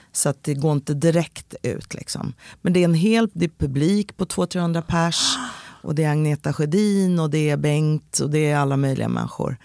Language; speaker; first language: Swedish; native; Swedish